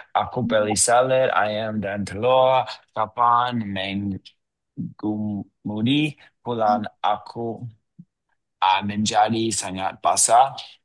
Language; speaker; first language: Indonesian; non-native, learner; English